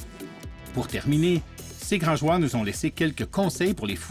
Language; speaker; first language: French; native; French